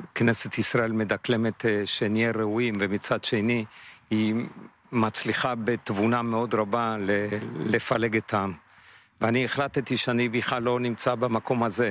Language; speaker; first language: Hebrew; non-native, fluent; Spanish